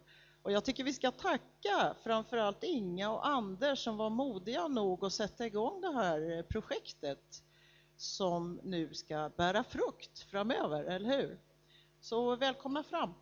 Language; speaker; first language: Swedish; native; Swedish